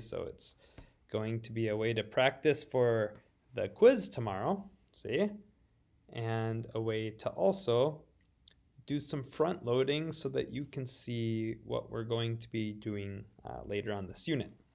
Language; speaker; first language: English; native; English